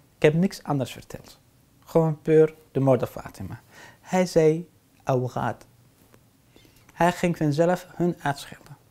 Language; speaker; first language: Dutch; non-native, fluent; Arabic